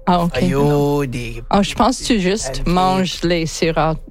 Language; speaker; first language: French; non-native, learner; English